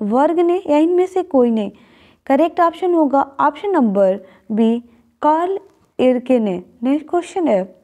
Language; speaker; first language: Hindi; native; Hindi